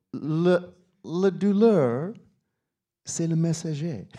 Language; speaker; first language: French; non-native, fluent; English